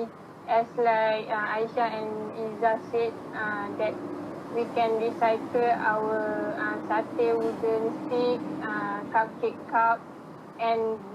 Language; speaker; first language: English; non-native, local second language; Malay